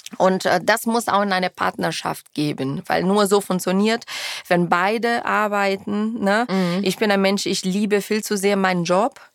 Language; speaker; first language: German; non-native, fluent; Portuguese